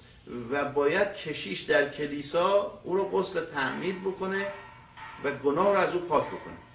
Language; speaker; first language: Persian; native; Persian